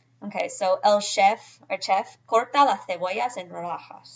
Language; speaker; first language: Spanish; non-native, fluent; English